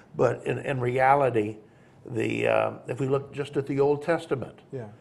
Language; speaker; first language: English; native; English